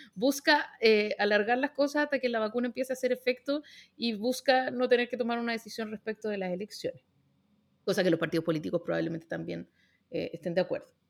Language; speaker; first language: Spanish; native; Spanish